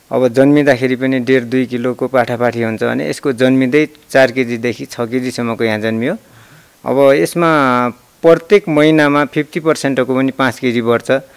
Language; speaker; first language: Nepali; native; Nepali